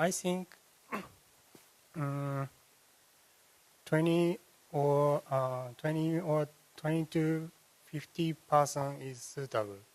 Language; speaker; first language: English; non-native, learner; Japanese